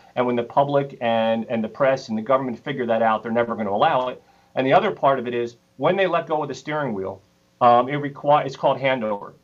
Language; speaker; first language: English; native; English